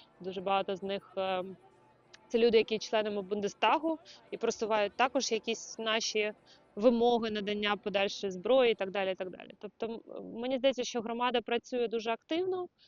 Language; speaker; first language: Ukrainian; non-native, local second language; Russian